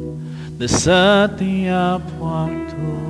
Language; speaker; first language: Indonesian; non-native, fluent; English